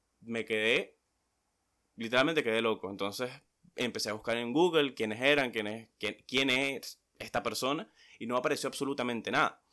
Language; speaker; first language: Spanish; native; Spanish